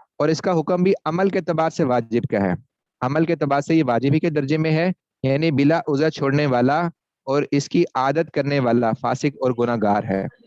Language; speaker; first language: Urdu; non-native, local second language; Punjabi